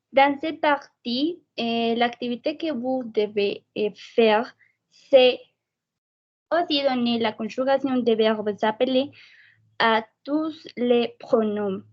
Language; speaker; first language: French; non-native, fluent; Spanish